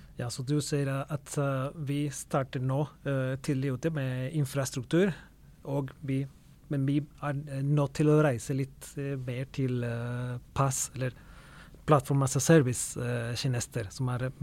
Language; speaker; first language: Norwegian; non-native, fluent; Spanish